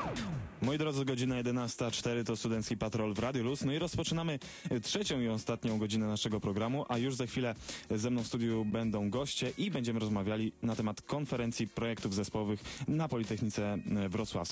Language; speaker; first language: Polish; native; Polish